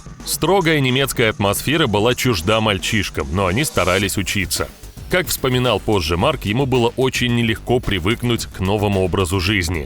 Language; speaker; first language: Russian; native; Russian